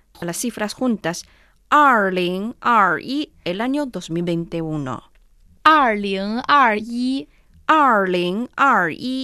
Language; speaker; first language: Spanish; non-native, fluent; Chinese